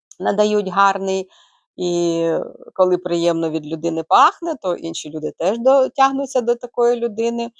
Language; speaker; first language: Ukrainian; native; Ukrainian